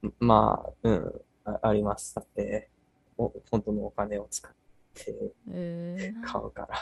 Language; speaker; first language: Japanese; early bilingual, heritage; English